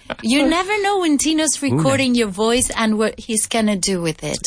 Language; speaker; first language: English; non-native, fluent; Spanish